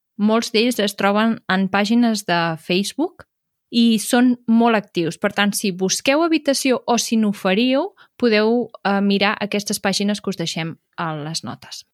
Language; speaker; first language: Catalan; native; Catalan